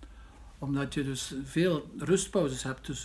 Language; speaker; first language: Dutch; native; Dutch